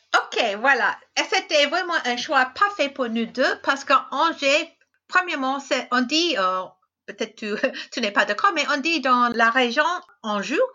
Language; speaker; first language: French; non-native, fluent; English